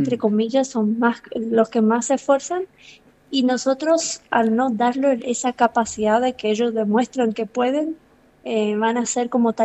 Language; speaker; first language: Spanish; native; Spanish